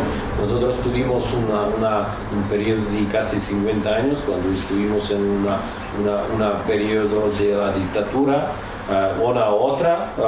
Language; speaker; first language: Spanish; non-native, fluent; Czech